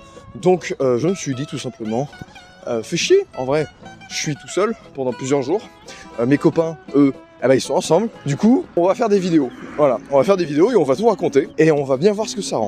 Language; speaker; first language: French; native; French